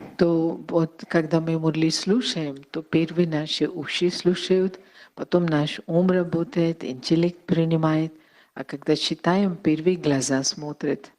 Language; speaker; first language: Russian; non-native, learner; Hindi